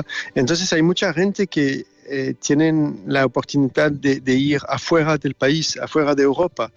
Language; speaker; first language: Spanish; non-native, learner; French